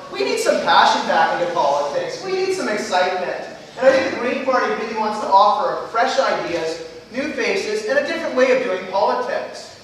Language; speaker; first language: English; native; English